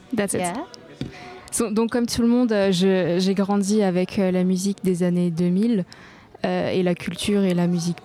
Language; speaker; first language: French; non-native, fluent; Greek